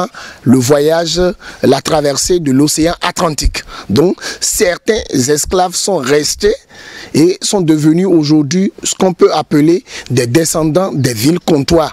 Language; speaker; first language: French; non-native, local second language; Fon